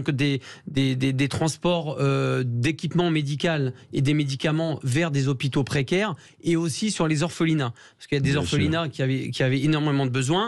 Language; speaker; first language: French; native; French